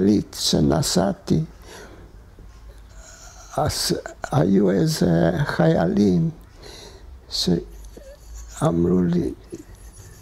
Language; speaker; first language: Hebrew; non-native, fluent; Hungarian